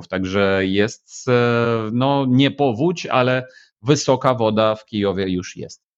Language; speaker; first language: Polish; non-native, fluent; Ukrainian